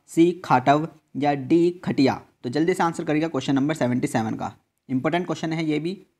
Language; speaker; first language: Hindi; native; Hindi